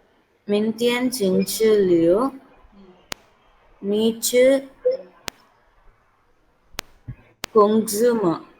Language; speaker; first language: Chinese; non-native, learner; Tamil